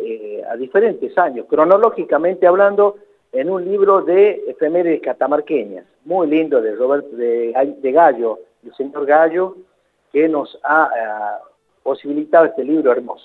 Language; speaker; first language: Spanish; native; Spanish